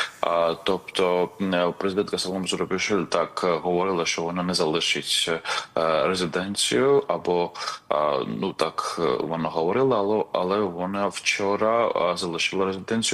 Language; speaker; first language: Ukrainian; non-native, fluent; Georgian